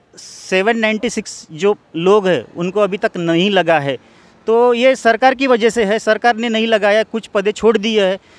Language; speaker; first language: Hindi; non-native, local second language; Marathi